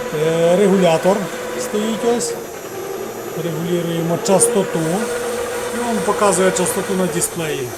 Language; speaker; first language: Ukrainian; native; Ukrainian